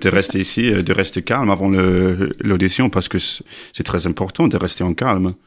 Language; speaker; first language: French; non-native, learner; English